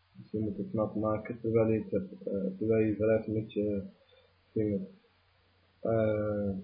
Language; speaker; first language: Dutch; early bilingual, other home language; Arabic